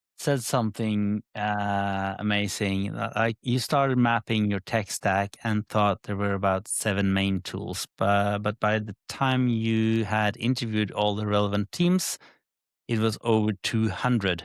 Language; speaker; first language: English; non-native, fluent; Norwegian